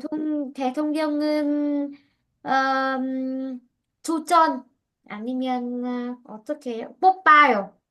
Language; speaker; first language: Korean; non-native, learner; Vietnamese